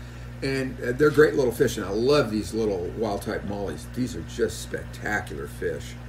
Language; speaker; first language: English; native; English